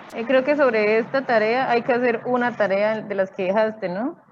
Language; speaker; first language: Spanish; native; Spanish